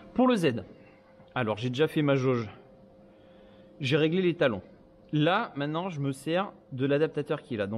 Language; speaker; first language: French; native; French